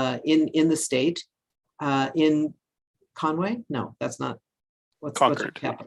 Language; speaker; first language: English; native; English